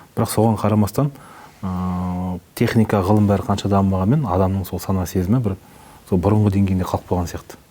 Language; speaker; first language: Kazakh; native; Kazakh